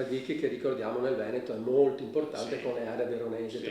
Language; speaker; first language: Italian; native; Italian